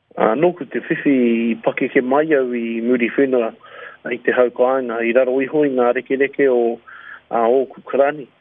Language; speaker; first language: Māori; non-native, local second language; English